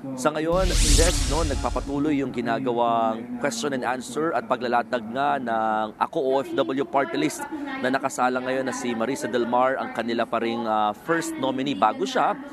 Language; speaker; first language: Filipino; native; Filipino